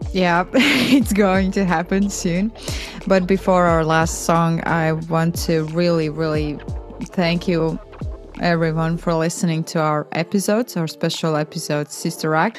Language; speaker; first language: English; non-native, fluent; Latvian